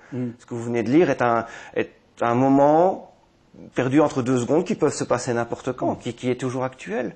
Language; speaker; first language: French; native; French